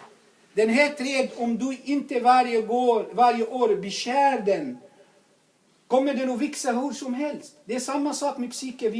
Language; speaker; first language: Swedish; non-native, fluent; Arabic